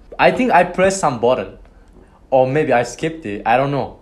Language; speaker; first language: English; non-native, learner; Japanese